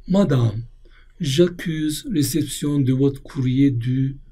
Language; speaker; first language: French; non-native, fluent; Turkish